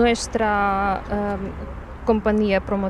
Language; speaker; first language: Spanish; non-native, learner; Ukrainian